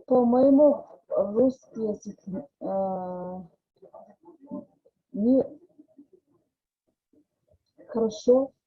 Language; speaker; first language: Russian; early bilingual, heritage; Russian